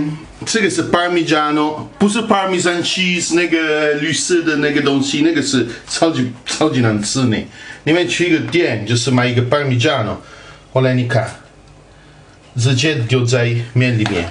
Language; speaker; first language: Chinese; non-native, fluent; Italian